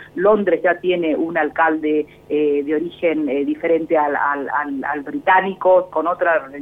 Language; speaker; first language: Spanish; native; Spanish